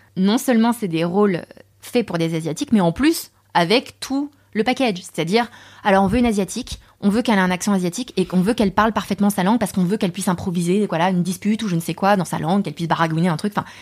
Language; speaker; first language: French; native; French